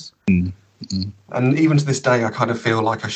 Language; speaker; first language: English; native; English